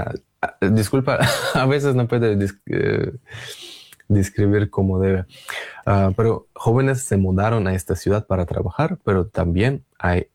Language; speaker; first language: Spanish; non-native, fluent; Russian